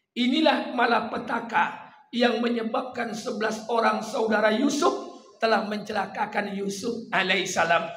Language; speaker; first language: Malay; non-native, local second language; Minangkabau